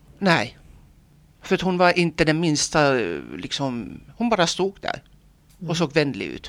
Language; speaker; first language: Swedish; non-native, local second language; Finnish